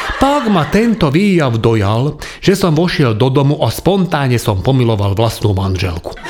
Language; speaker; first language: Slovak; non-native, local second language; Hungarian